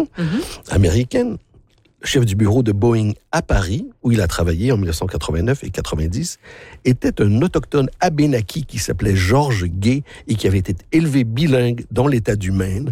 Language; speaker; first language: French; native; French